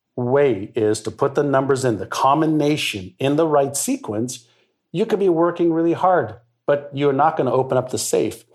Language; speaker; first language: English; non-native, fluent; Hebrew